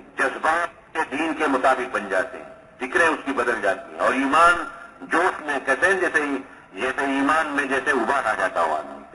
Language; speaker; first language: Urdu; native; Urdu